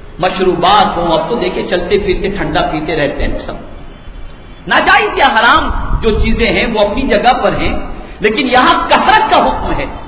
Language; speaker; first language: Urdu; native; Urdu